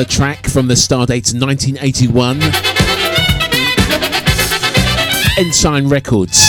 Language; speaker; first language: English; native; English